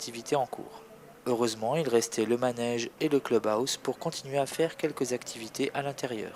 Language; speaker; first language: French; native; French